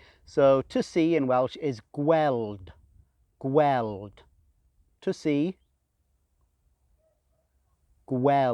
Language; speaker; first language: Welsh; non-native, fluent; English